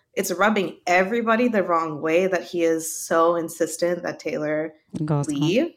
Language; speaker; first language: English; native; English